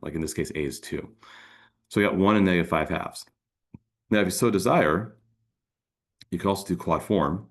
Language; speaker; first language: English; native; English